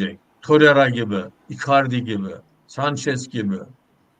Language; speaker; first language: Turkish; native; Turkish